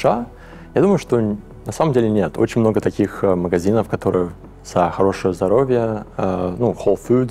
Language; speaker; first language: Russian; early bilingual, heritage; English